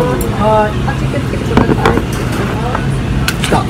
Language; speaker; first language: Japanese; native; Japanese